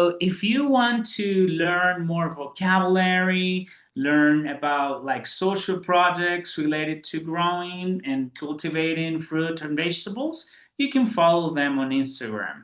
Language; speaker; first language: English; non-native, fluent; Spanish